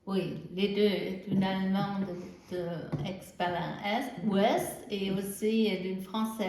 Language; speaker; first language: French; non-native, fluent; German